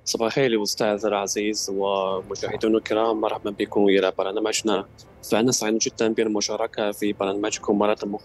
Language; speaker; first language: Arabic; non-native, fluent; Chinese